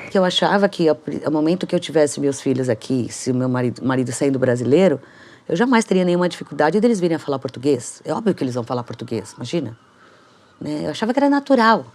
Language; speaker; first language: Portuguese; native; Portuguese